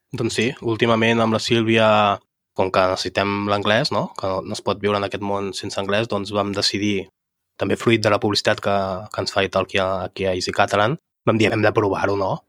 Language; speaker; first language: Catalan; native; Catalan